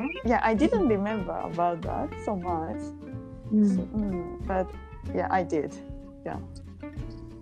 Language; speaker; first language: English; non-native, learner; Japanese